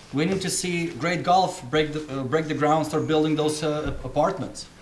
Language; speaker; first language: English; non-native, fluent; Russian